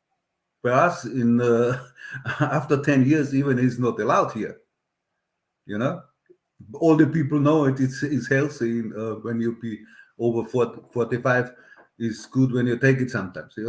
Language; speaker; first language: English; non-native, learner; German